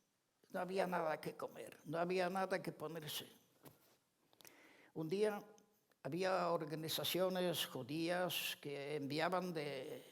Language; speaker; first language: Spanish; non-native, fluent; Ladino